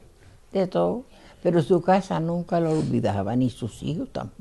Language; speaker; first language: Spanish; native; Spanish